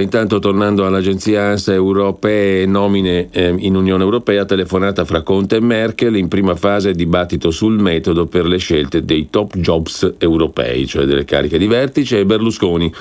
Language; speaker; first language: Italian; native; Italian